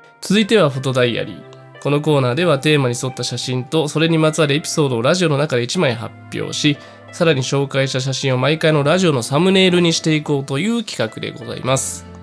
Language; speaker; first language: Japanese; native; Japanese